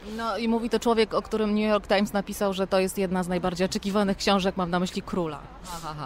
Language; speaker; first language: Polish; native; Polish